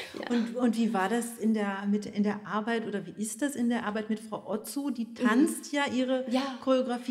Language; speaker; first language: German; native; German